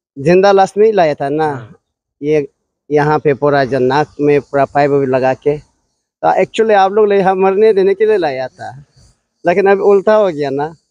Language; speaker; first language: Hindi; non-native, local second language; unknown